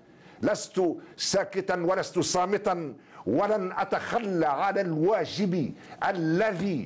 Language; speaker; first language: Arabic; native; Arabic